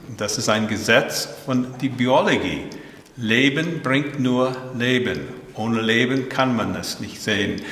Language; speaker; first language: German; early bilingual, heritage; German